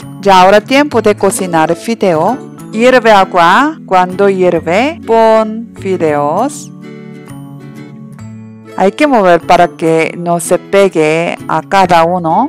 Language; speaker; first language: Spanish; non-native, learner; Korean